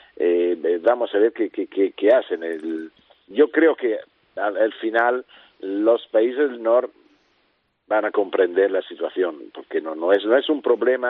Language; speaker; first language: Spanish; non-native, fluent; Italian